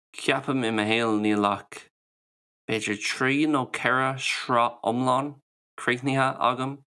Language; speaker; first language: Irish; non-native, local second language; English